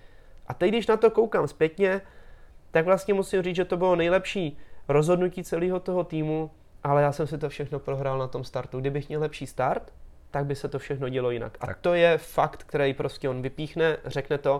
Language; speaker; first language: Czech; native; Czech